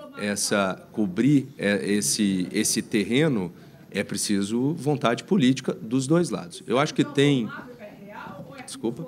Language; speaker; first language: Portuguese; native; Portuguese